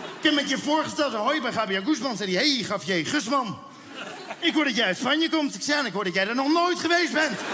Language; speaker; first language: Dutch; early bilingual, other home language; Spanish